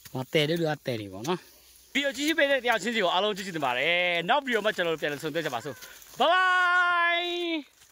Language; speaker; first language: Burmese; non-native, local second language; Pa'o Karen